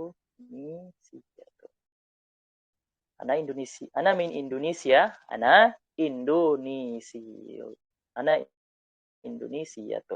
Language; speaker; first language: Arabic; non-native, fluent; Indonesian